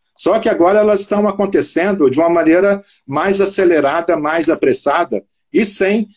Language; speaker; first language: Portuguese; native; Portuguese